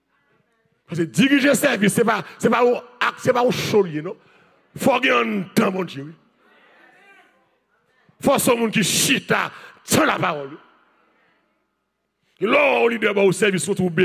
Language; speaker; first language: French; non-native, learner; Haitian Creole